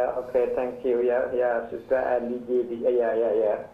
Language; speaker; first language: English; non-native, learner; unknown